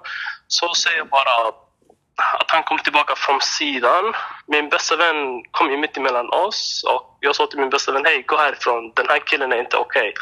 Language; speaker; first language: Swedish; non-native, fluent; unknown